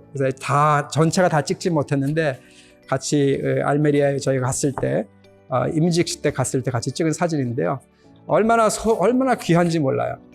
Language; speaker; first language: Korean; native; Korean